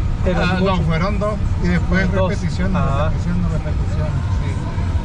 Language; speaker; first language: Spanish; native; Spanish